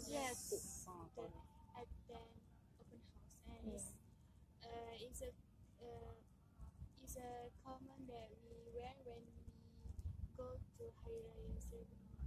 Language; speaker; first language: English; non-native, learner; Malay